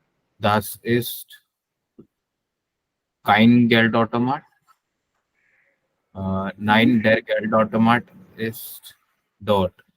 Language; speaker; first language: German; non-native, learner; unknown